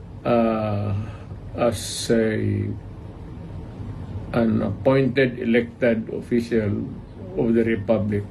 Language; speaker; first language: English; non-native, local second language; Cebuano